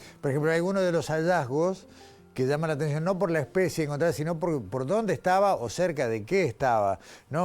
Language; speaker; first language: Spanish; native; Spanish